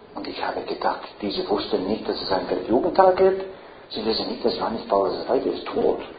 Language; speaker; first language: German; non-native, fluent; English